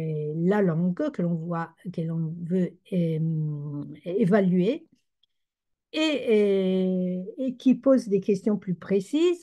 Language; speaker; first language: French; non-native, fluent; Italian